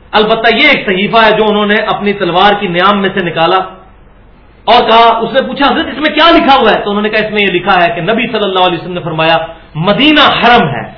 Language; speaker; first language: Urdu; non-native, local second language; Punjabi